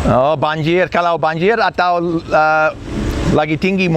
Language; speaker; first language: Indonesian; non-native, learner; English